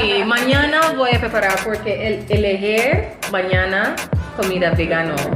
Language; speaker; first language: Spanish; non-native, learner; English